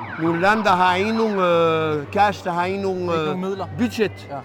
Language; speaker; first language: Danish; non-native, fluent; French